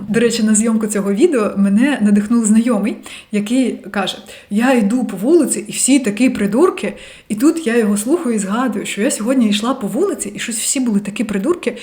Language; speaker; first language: Ukrainian; non-native, local second language; Russian